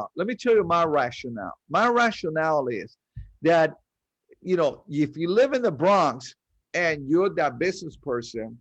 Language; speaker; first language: English; early bilingual, other home language; Spanish